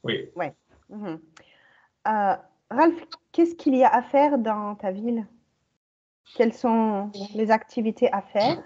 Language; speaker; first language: French; native; French